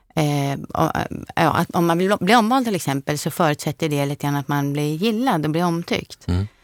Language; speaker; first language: Swedish; native; Swedish